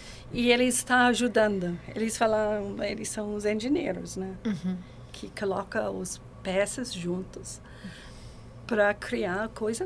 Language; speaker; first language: Portuguese; non-native, fluent; English